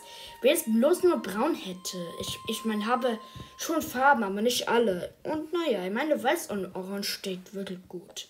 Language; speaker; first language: German; early bilingual, other home language; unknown